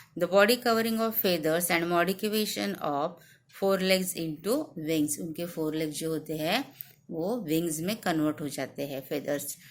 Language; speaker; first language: Hindi; non-native, local second language; Marathi